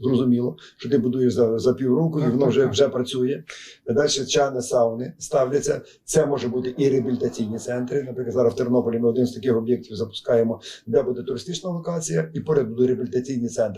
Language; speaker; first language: Ukrainian; native; Ukrainian